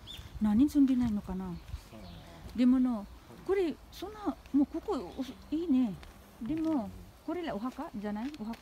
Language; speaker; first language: Japanese; non-native, learner; Filipino